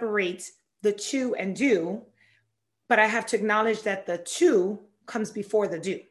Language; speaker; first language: English; non-native, fluent; Spanish